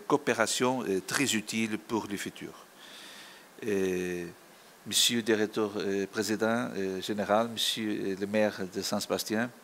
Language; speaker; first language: French; non-native, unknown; Portuguese